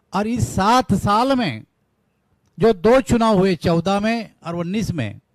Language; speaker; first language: Hindi; non-native, local second language; Marathi